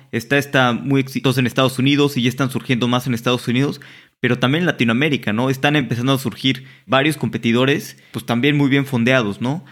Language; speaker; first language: Spanish; native; Spanish